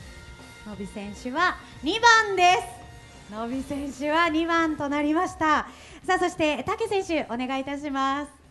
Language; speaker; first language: Japanese; native; Japanese